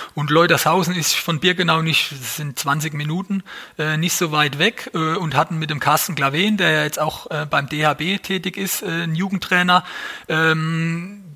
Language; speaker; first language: German; native; German